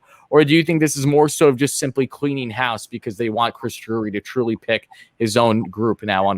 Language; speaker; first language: English; native; English